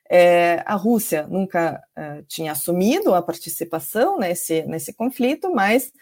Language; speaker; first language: Portuguese; non-native, fluent; Ukrainian